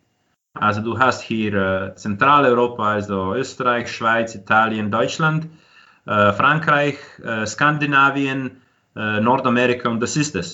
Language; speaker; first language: German; non-native, fluent; Croatian